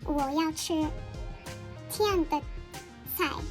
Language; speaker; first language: Chinese; non-native, learner; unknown